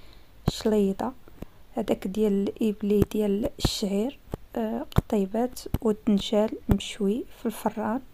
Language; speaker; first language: Arabic; native; Arabic